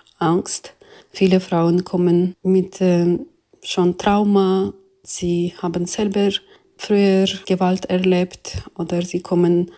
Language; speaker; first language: German; non-native, fluent; Azerbaijani